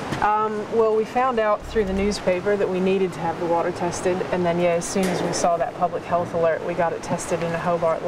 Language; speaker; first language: English; native; English